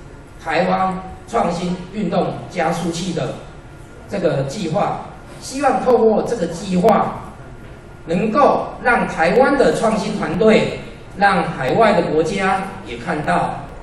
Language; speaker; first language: Chinese; native; Chinese